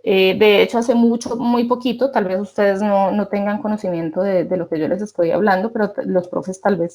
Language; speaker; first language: Spanish; native; Spanish